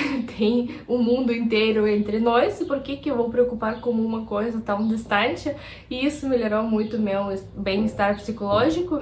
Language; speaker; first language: Portuguese; non-native, fluent; Russian